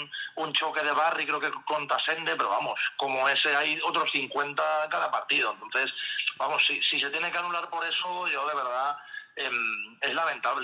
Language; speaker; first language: Spanish; native; Spanish